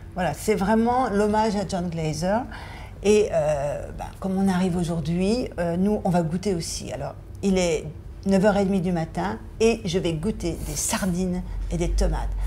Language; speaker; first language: French; native; French